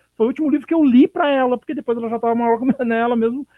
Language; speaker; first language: Portuguese; native; Portuguese